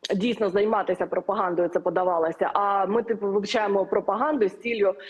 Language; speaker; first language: Ukrainian; native; Ukrainian